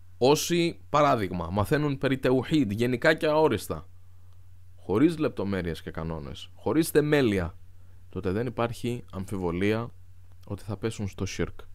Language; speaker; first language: Greek; non-native, fluent; Arabic